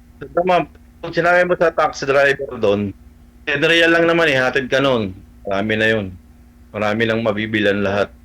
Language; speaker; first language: Filipino; native; Filipino